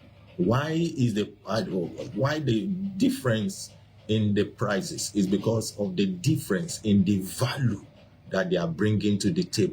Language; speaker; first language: English; non-native, local second language; Yoruba